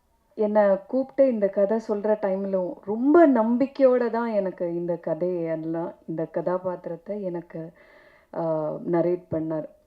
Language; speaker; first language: Tamil; non-native, learner; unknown